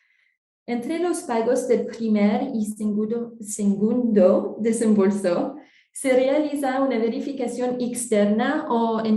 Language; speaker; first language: Spanish; non-native, fluent; French